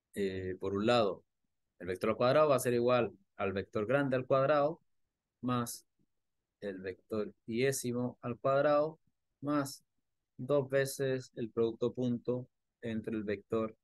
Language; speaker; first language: Spanish; native; Spanish